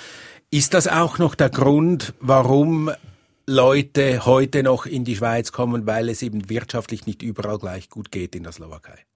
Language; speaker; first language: German; native; German